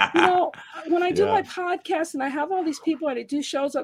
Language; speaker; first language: English; early bilingual, heritage; Spanish